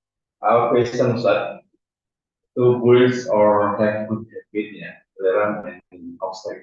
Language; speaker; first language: English; non-native, learner; Indonesian